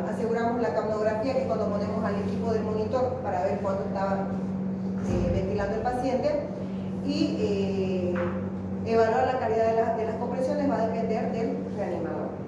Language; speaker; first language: Spanish; native; Spanish